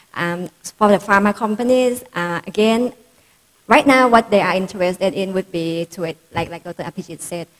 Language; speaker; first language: English; non-native, fluent; Thai